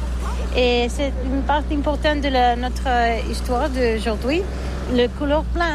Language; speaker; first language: French; non-native, learner; Catalan